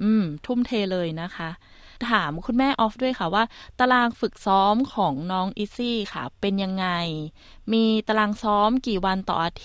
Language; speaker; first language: Thai; native; Thai